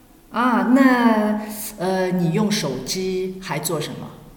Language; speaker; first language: Chinese; native; Chinese